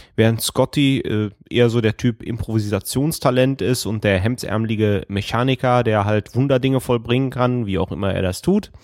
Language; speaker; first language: German; native; German